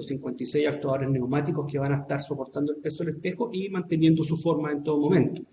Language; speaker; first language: Spanish; native; Spanish